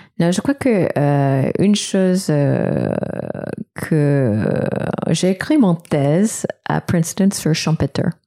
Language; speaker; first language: French; non-native, fluent; Korean